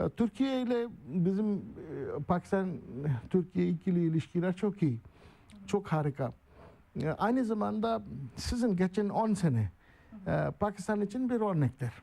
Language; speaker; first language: Turkish; non-native, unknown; Urdu